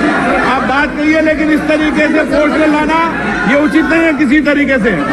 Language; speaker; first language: Hindi; native; Hindi